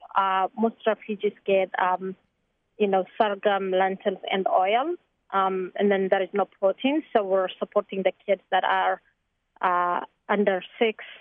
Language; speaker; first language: English; non-native, fluent; Tigrinya